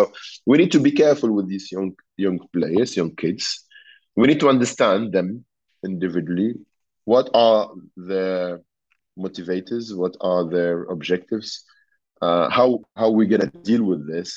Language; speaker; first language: English; non-native, fluent; Arabic